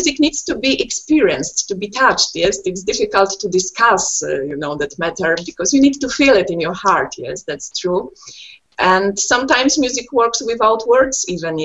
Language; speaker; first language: English; non-native, fluent; Polish